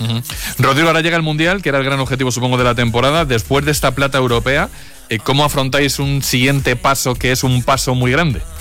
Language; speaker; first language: Spanish; native; Spanish